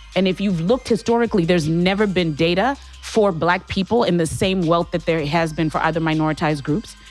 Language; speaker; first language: English; non-native, local second language; Shona